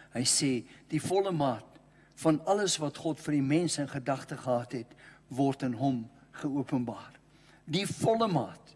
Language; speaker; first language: Afrikaans; non-native, local second language; English